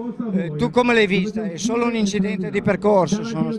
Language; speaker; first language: Italian; native; Italian